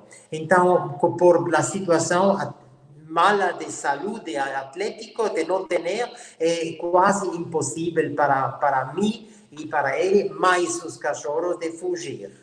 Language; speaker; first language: Portuguese; non-native, fluent; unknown